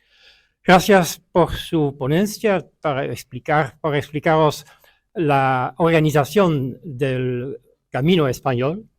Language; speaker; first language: Spanish; non-native, fluent; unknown